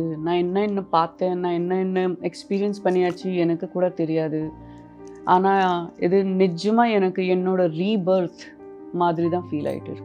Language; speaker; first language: Tamil; non-native, fluent; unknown